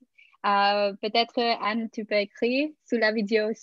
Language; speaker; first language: French; non-native, fluent; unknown